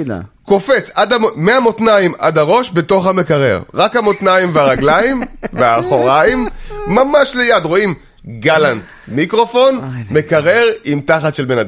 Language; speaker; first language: Hebrew; native; Hebrew